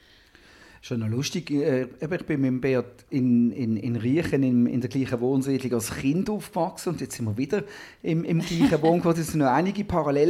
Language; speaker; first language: German; native; German